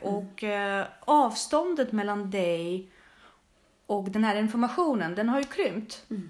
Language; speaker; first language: Swedish; early bilingual, other home language; Russian